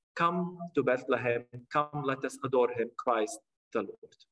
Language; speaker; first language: English; non-native, fluent; Arabic